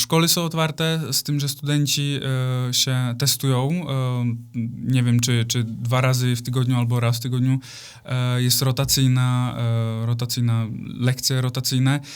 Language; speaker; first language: Polish; non-native, fluent; Czech